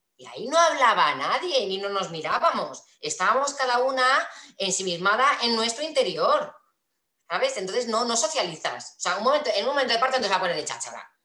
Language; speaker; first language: Spanish; native; Spanish